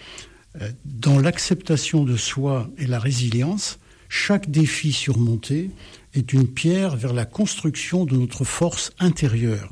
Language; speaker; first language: French; native; French